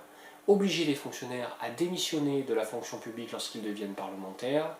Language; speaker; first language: French; native; French